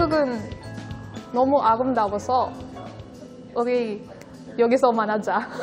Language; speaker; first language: Korean; non-native, learner; Filipino